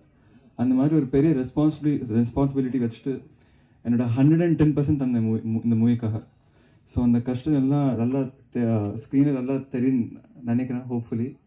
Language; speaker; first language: Tamil; non-native, local second language; Telugu